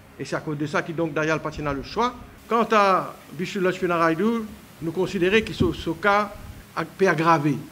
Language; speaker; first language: French; non-native, local second language; Morisyen